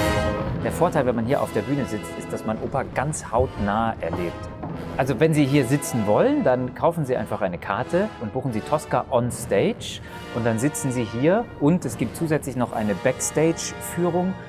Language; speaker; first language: German; native; German